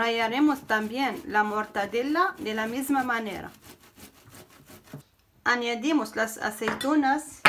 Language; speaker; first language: Spanish; non-native, fluent; Arabic